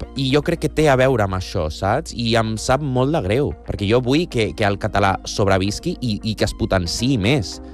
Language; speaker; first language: Catalan; non-native, local second language; Spanish